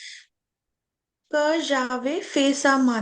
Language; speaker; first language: French; non-native, learner; Hindi